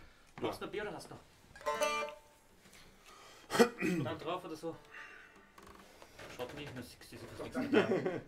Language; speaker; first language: German; native; German